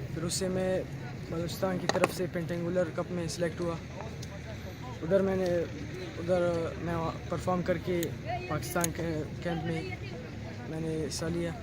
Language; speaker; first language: Hindi; non-native, local second language; Baluchi